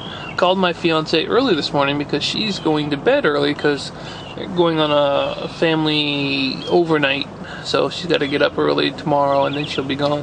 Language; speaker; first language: English; native; English